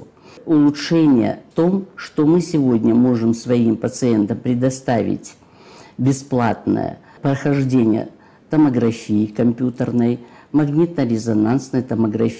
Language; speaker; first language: Russian; native; Russian